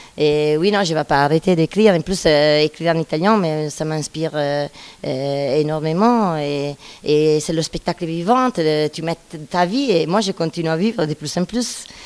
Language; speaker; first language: French; non-native, fluent; Italian